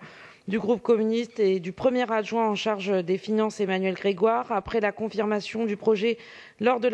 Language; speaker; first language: French; native; French